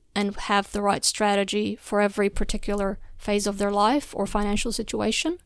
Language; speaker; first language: English; non-native, fluent; Albanian